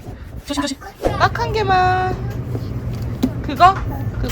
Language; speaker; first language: Korean; native; Korean